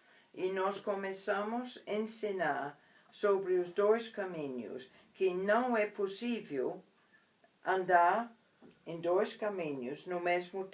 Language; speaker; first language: Portuguese; non-native, fluent; English